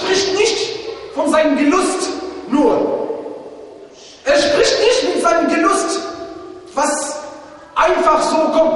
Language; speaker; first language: German; non-native, fluent; Arabic